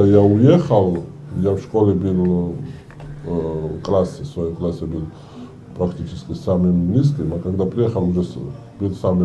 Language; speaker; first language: Russian; non-native, fluent; Georgian